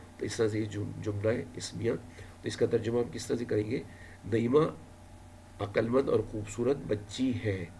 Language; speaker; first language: Urdu; native; Urdu